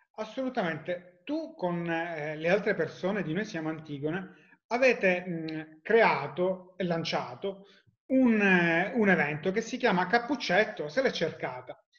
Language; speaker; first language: Italian; native; Italian